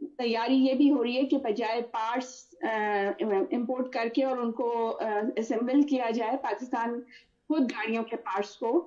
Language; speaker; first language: Urdu; native; Urdu